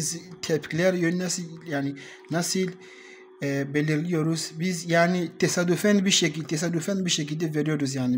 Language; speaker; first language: Turkish; non-native, learner; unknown